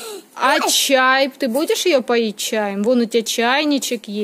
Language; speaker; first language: Russian; native; Russian